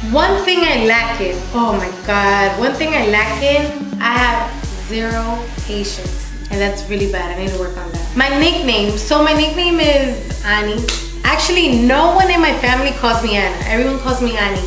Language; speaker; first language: English; early bilingual, other home language; Spanish